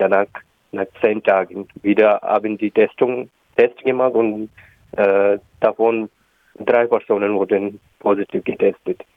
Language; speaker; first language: German; non-native, learner; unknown